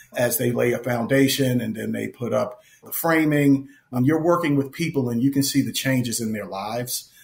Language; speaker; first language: English; native; English